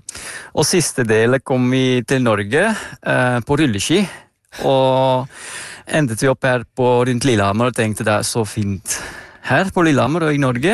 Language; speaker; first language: Norwegian; non-native, learner; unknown